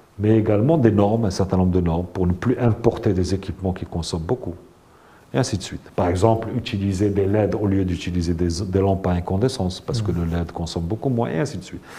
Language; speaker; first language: French; non-native, local second language; Arabic